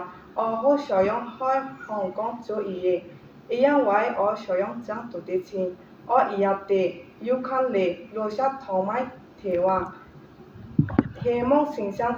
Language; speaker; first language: Cantonese; non-native, learner; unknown